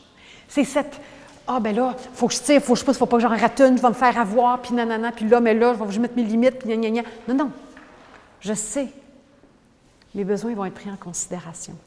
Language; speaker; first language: French; native; French